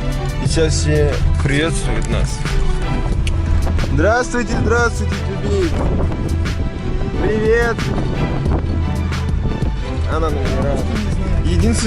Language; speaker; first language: Russian; native; Russian